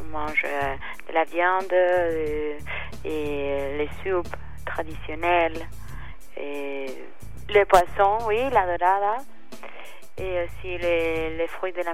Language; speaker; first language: French; non-native, fluent; Spanish